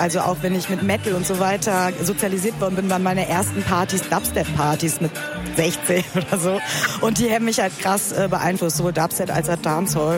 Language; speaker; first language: German; early bilingual, other home language; Kurdish